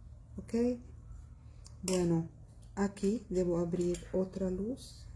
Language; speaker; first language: Spanish; non-native, local second language; Arabic